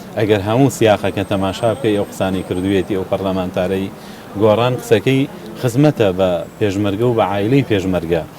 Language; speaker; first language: Central Kurdish; native; Central Kurdish